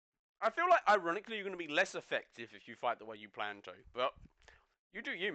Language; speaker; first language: English; native; English